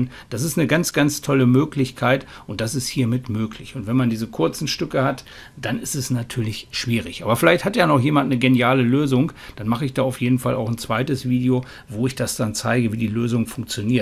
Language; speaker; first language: German; native; German